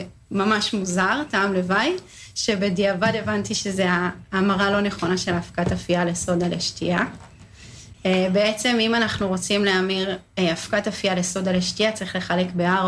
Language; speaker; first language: Hebrew; native; Hebrew